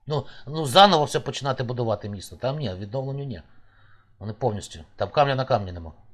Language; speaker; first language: Ukrainian; native; Ukrainian